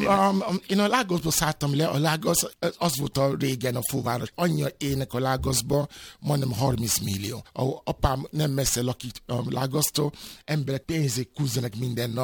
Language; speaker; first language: Hungarian; non-native, fluent; Yoruba